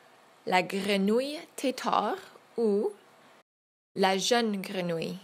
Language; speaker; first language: French; non-native, fluent; English